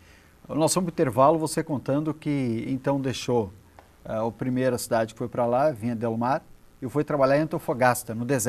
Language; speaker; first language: Portuguese; native; Portuguese